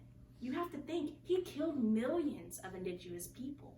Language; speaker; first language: English; native; English